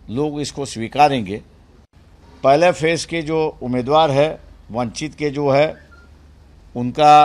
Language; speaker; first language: Hindi; non-native, local second language; Marathi